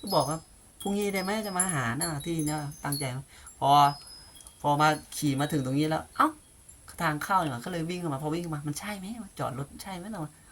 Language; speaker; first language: Thai; native; Thai